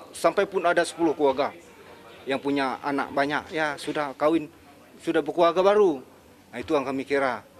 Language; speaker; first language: Malay; non-native, local second language; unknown